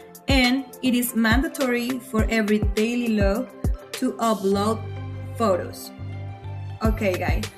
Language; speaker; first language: English; non-native, fluent; Spanish